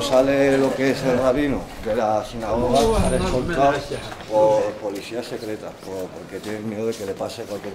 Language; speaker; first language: Spanish; non-native, fluent; Arabic